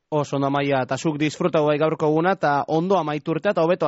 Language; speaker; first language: Basque; native; Basque